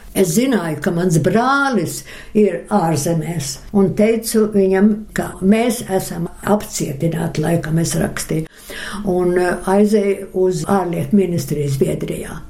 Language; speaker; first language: Latvian; early bilingual, other home language; Russian